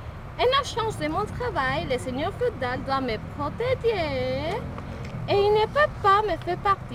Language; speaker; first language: French; non-native, learner; Spanish